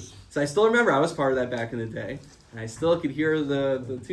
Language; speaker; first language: English; native; English